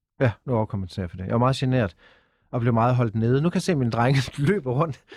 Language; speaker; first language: Danish; native; Danish